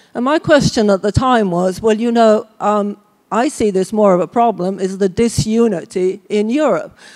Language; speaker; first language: English; native; English